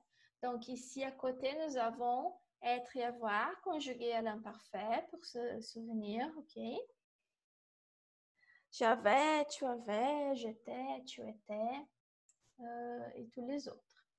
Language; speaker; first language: French; non-native, fluent; Portuguese